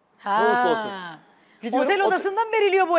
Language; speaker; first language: Turkish; native; Turkish